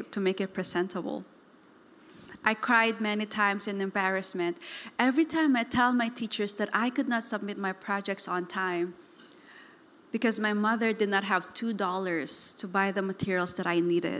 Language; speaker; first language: English; non-native, local second language; Cebuano